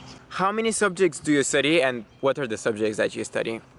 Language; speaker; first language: English; non-native, fluent; Bulgarian